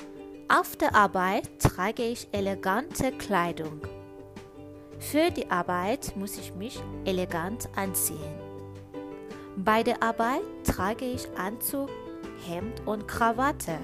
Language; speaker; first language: German; non-native, fluent; Persian